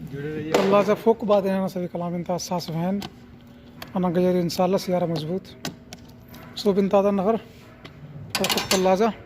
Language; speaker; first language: Arabic; non-native, learner; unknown